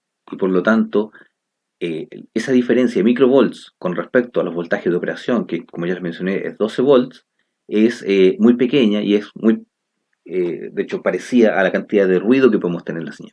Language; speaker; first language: Spanish; native; Spanish